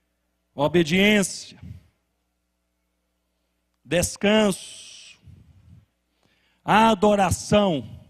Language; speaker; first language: Portuguese; native; Portuguese